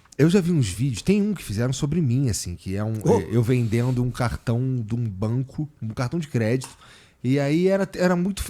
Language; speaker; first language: Portuguese; native; Portuguese